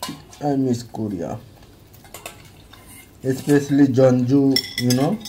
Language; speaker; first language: English; non-native, local second language; Hindi